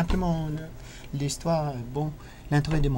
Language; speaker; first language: French; non-native, fluent; English